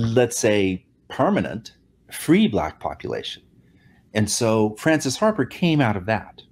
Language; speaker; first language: English; native; English